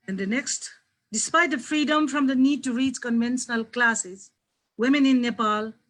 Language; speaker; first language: English; non-native, local second language; Nepali